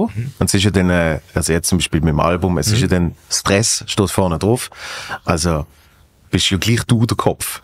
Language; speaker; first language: German; native; German